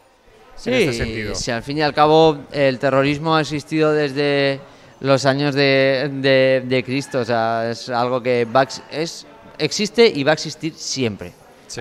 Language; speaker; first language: Spanish; native; Spanish